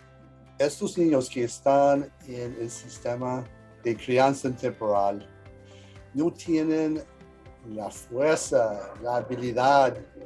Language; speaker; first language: Spanish; early bilingual, heritage; English